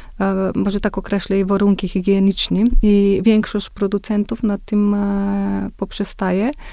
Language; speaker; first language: Polish; non-native, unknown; Macedonian